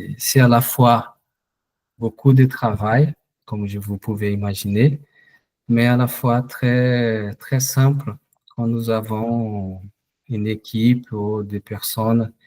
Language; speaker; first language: French; non-native, fluent; Portuguese